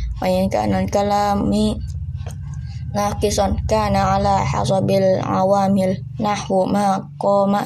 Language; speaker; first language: Arabic; non-native, learner; Indonesian